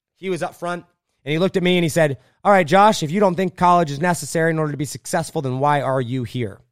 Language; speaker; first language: English; native; English